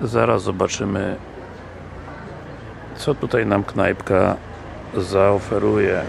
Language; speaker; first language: Polish; native; Polish